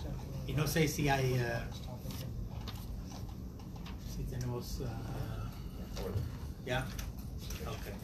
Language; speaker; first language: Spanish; non-native, fluent; English